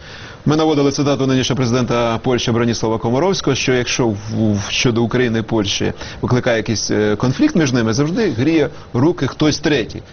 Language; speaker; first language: Ukrainian; native; Ukrainian